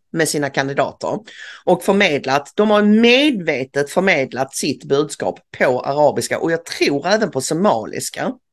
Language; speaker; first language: Swedish; native; Swedish